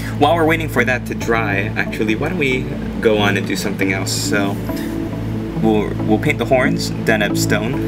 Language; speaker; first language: English; native; English